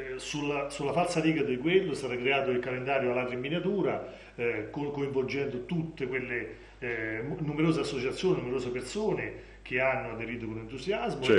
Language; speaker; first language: Italian; native; Italian